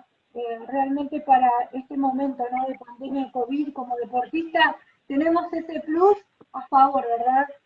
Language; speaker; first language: Spanish; native; Spanish